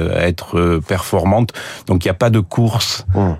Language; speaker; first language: French; native; French